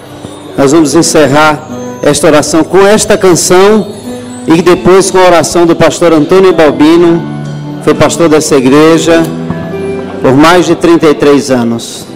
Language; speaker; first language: Portuguese; native; Portuguese